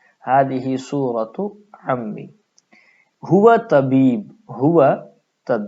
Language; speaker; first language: Arabic; non-native, fluent; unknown